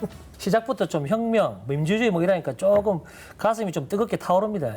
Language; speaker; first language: Korean; native; Korean